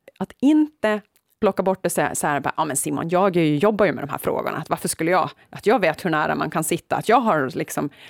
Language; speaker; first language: Swedish; native; Swedish